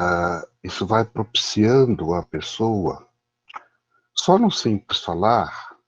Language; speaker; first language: Portuguese; native; Portuguese